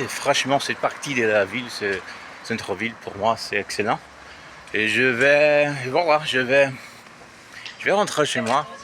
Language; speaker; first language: French; non-native, learner; Portuguese